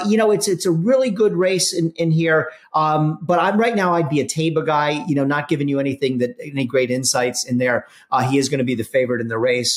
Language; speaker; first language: English; native; English